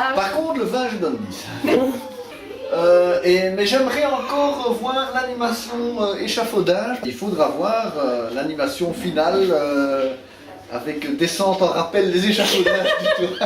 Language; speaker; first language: French; native; French